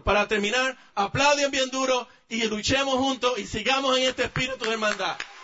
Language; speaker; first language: Spanish; native; Spanish